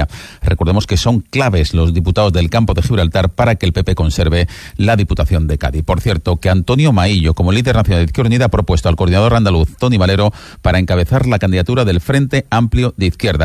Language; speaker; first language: Spanish; native; Spanish